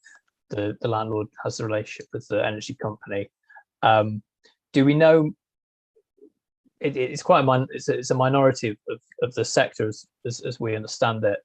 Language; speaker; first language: English; native; English